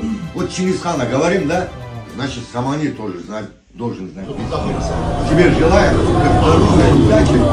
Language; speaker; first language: Russian; non-native, local second language; Tajik